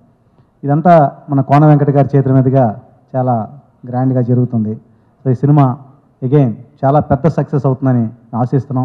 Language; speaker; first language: Telugu; native; Telugu